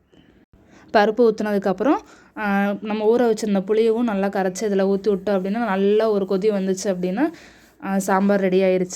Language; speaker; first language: Tamil; native; Tamil